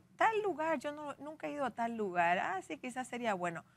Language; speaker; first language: Spanish; native; Spanish